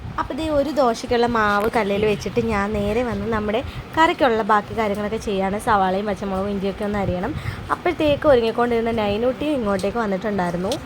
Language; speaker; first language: Malayalam; native; Malayalam